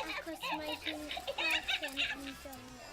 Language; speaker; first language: Welsh; non-native, local second language; English